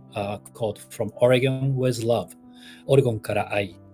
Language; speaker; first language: English; non-native, fluent; Japanese